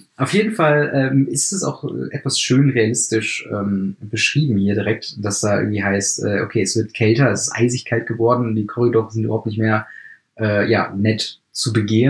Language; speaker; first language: German; native; German